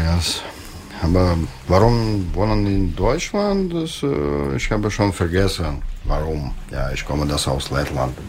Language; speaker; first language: German; non-native, learner; Russian